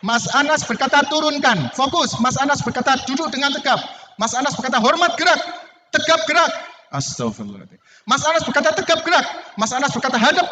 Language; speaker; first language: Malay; non-native, local second language; Javanese